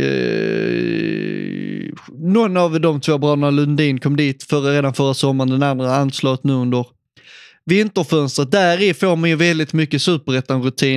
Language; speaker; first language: Swedish; native; Swedish